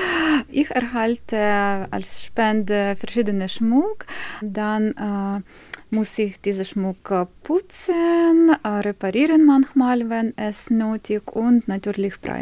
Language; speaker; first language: German; non-native, learner; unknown